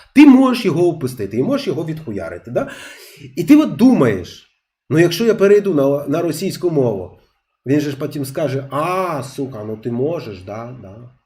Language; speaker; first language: Ukrainian; non-native, local second language; Russian